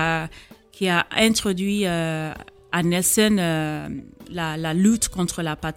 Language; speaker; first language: French; non-native, fluent; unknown